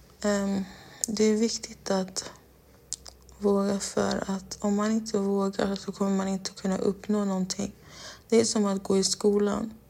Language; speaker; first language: Swedish; non-native, local second language; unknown